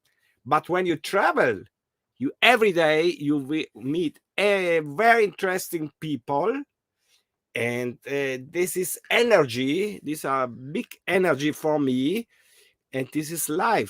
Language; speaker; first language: English; non-native, learner; German